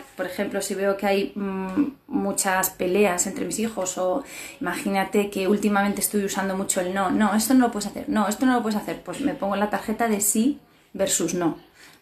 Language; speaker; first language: Spanish; native; Spanish